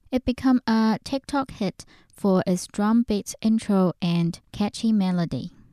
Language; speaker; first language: English; non-native, fluent; Chinese